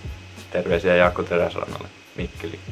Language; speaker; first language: Finnish; native; Finnish